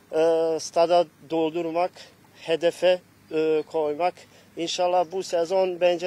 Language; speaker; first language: Turkish; non-native, fluent; Bosnian